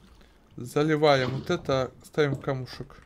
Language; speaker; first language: Russian; native; Russian